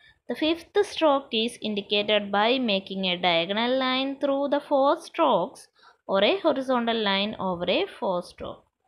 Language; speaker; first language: English; non-native, local second language; Malayalam